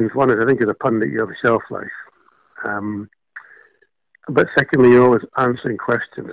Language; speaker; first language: English; native; English